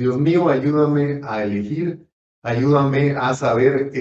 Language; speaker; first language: Spanish; native; Spanish